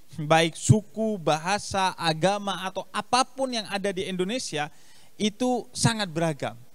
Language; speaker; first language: Indonesian; native; Indonesian